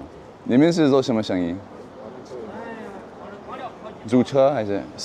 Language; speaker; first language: Chinese; non-native, fluent; English